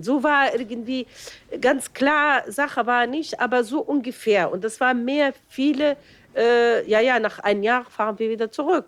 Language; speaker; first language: German; non-native, fluent; Arabic